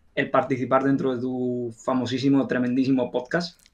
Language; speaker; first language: Spanish; native; Spanish